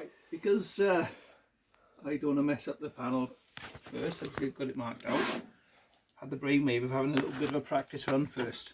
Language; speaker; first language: English; native; English